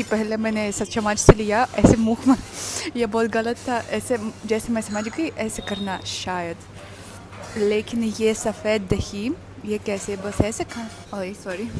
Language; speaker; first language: Hindi; non-native, learner; Russian